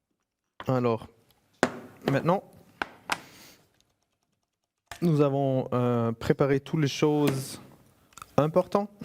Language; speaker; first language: French; non-native, fluent; German